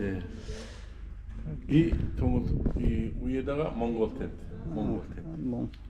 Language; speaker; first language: Korean; non-native, learner; Uzbek